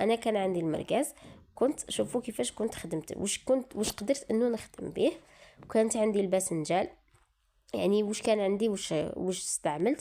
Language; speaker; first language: Arabic; native; Arabic